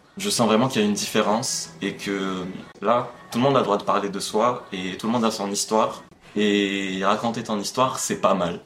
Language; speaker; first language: French; non-native, local second language; Arabic